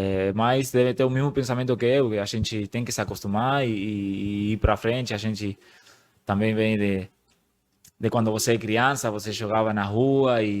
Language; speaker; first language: Portuguese; non-native, fluent; Spanish